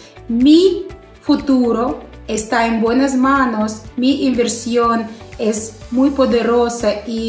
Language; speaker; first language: Spanish; non-native, fluent; Russian